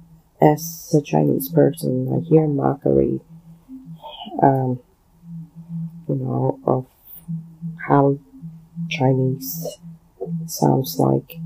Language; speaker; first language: English; non-native, local second language; Cantonese